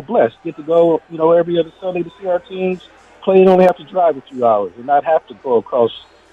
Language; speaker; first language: English; native; English